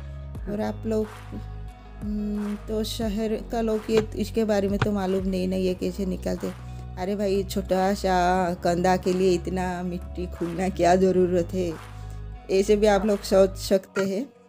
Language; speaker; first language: Hindi; non-native, local second language; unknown